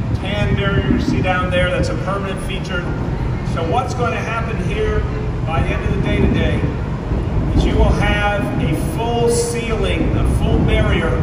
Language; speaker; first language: English; native; English